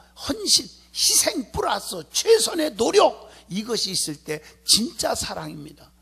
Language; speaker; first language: Korean; native; Korean